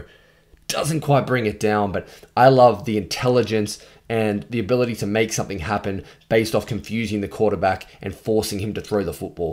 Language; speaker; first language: English; native; English